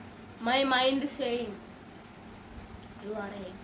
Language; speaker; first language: English; non-native, learner; Malayalam